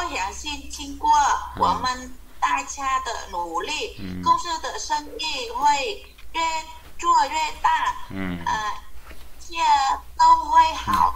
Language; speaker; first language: Chinese; non-native, learner; Vietnamese